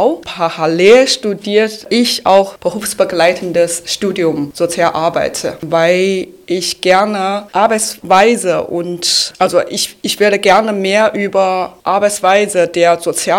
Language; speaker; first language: German; non-native, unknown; Chinese